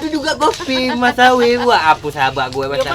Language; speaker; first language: Indonesian; native; Indonesian